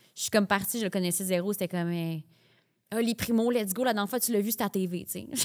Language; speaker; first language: French; native; French